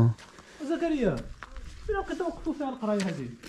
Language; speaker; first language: Japanese; non-native, learner; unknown